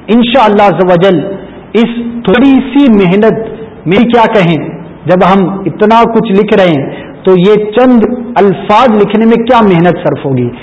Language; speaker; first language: Urdu; native; Urdu